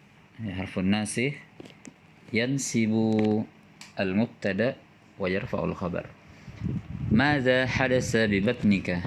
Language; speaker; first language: Arabic; non-native, fluent; Indonesian